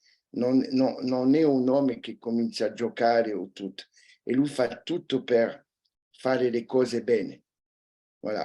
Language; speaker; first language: Italian; early bilingual, heritage; French